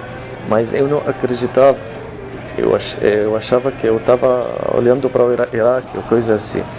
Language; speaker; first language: Portuguese; non-native, fluent; Arabic